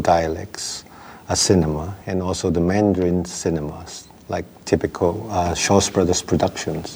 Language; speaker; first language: English; non-native, local second language; Wu Chinese